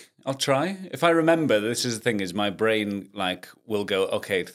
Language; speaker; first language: English; non-native, local second language; Welsh